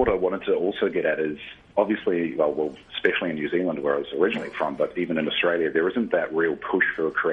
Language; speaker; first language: English; native; English